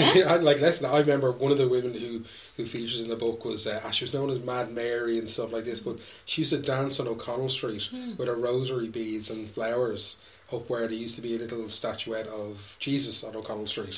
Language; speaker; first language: English; native; English